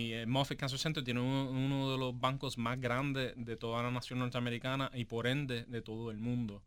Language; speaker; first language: Spanish; native; Spanish